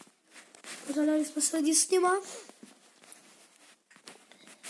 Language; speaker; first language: Czech; non-native, learner; Slovak